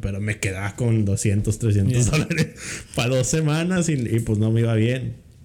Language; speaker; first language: Spanish; early bilingual, heritage; Spanish